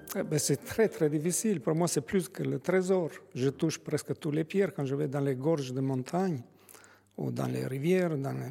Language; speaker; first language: French; non-native, learner; Albanian